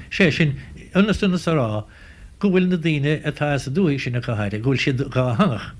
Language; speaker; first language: Irish; native; Irish